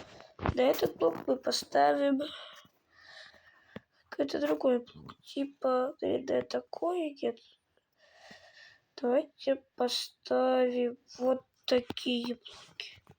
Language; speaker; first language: Russian; native; Russian